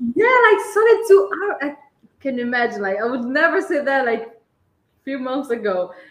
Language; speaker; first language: English; non-native, fluent; Portuguese